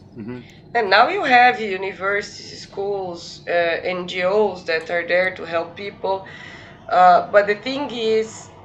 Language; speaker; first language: English; non-native, fluent; Portuguese